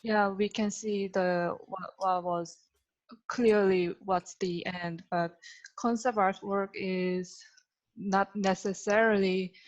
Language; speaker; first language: English; non-native, learner; Korean